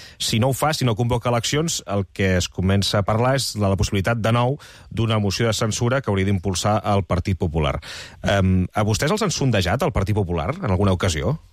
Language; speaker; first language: Catalan; native; Catalan